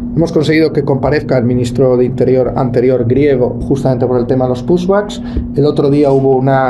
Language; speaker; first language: Spanish; native; Spanish